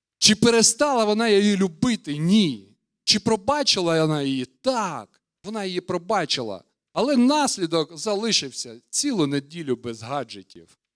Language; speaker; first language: Ukrainian; non-native, local second language; Russian